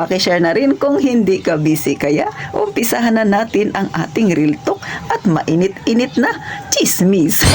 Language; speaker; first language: Filipino; non-native, local second language; Cebuano